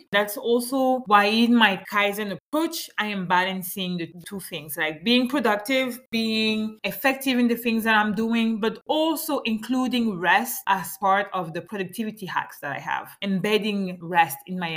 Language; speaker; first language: English; non-native, fluent; French